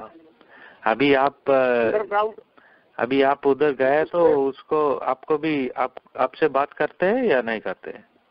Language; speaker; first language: Hindi; non-native, local second language; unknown